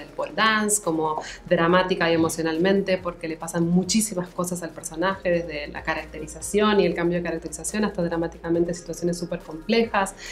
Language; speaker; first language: Spanish; native; Spanish